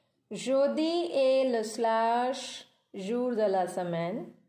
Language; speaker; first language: French; non-native, learner; Punjabi